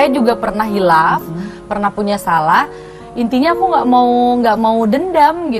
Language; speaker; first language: Indonesian; native; Indonesian